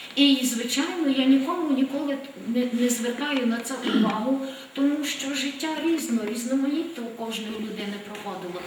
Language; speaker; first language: Ukrainian; native; Ukrainian